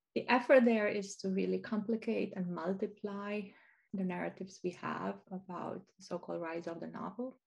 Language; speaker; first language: English; non-native, fluent; Romanian